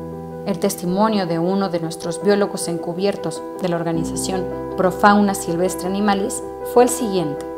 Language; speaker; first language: Spanish; native; Spanish